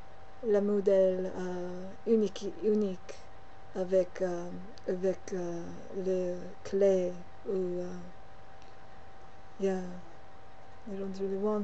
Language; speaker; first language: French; non-native, learner; English